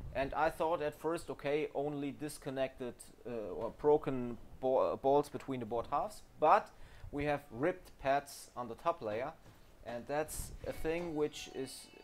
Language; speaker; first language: English; non-native, fluent; German